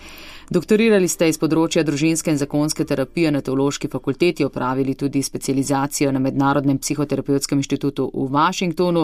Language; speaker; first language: Slovenian; native; Slovenian